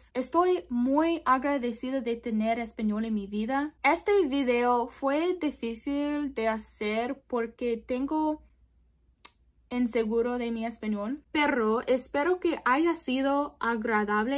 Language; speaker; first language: Spanish; non-native, learner; English